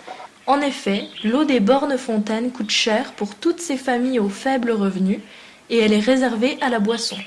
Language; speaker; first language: French; native; French